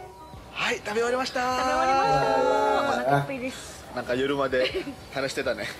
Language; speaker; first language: Japanese; non-native, fluent; Indonesian